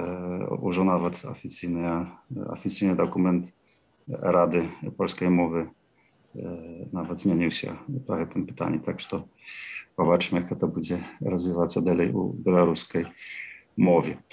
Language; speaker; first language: Polish; non-native, learner; Belarusian